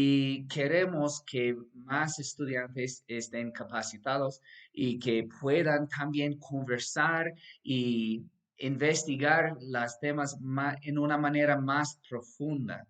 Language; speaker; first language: Spanish; non-native, fluent; English